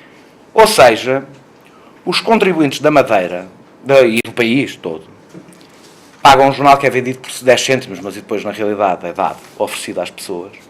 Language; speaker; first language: Portuguese; native; Portuguese